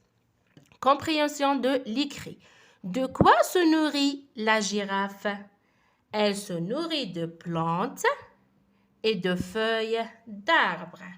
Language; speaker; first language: French; non-native, fluent; Arabic